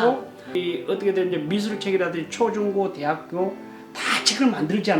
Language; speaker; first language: Korean; native; Korean